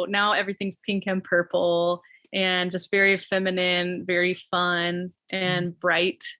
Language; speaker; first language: English; native; English